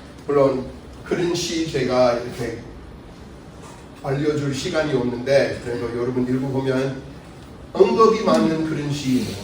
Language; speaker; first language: Korean; non-native, fluent; English